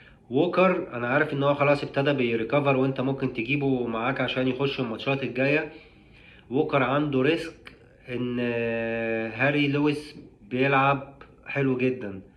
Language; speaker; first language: Arabic; native; Arabic